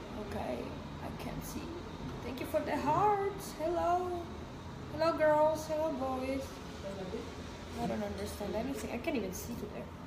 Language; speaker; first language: English; non-native, fluent; Russian